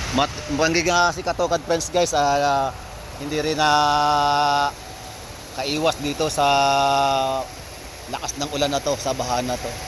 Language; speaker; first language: Filipino; native; Filipino